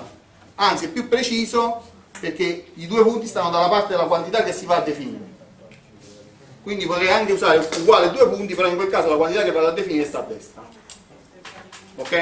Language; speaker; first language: Italian; native; Italian